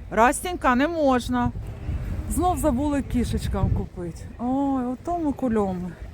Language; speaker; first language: Ukrainian; non-native, local second language; Russian